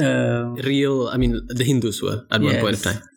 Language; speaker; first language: English; non-native, learner; Indonesian